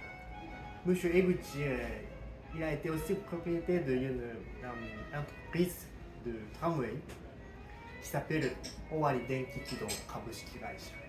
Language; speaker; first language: French; non-native, learner; Japanese